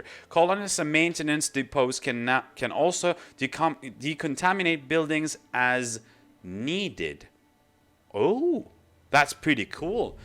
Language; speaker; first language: English; non-native, fluent; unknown